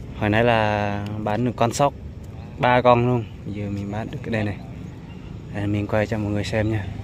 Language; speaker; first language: Vietnamese; non-native, local second language; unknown